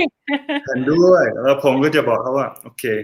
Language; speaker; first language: Thai; non-native, fluent; English